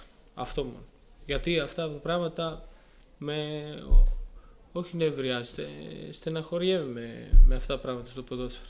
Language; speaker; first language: Greek; non-native, fluent; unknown